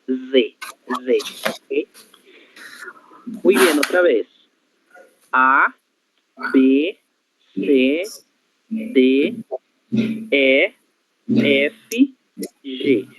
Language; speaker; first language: Spanish; non-native, learner; Portuguese